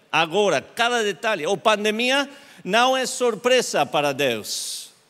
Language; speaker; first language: Portuguese; non-native, learner; English